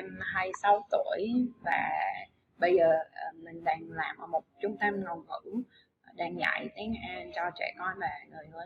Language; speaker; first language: Vietnamese; non-native, fluent; English